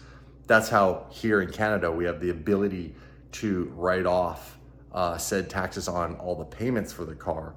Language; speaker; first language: English; native; English